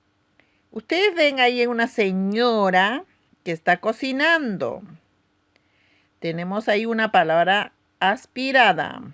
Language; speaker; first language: Spanish; non-native, local second language; Aymara